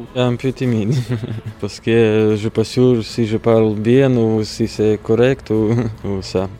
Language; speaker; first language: French; non-native, fluent; Latvian